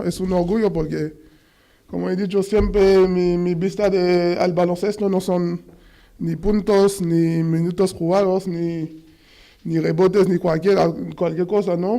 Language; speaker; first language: Spanish; non-native, fluent; French